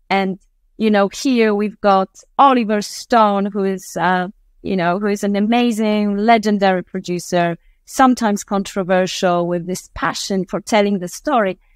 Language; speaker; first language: English; non-native, fluent; Polish